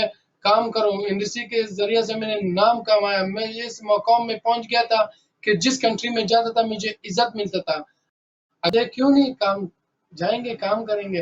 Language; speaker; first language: Hindi; early bilingual, other home language; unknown